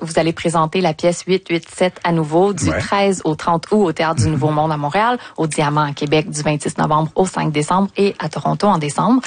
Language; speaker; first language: French; native; French